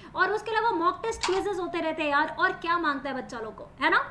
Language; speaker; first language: Hindi; native; Hindi